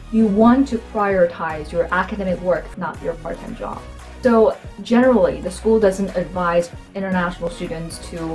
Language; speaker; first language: English; non-native, fluent; Korean